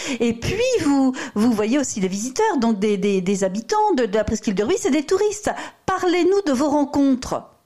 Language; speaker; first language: French; native; French